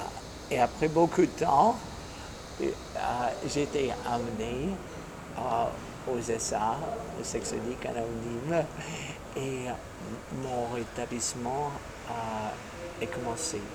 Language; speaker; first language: French; non-native, fluent; English